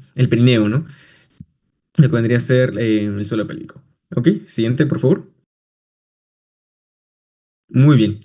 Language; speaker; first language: Spanish; native; Spanish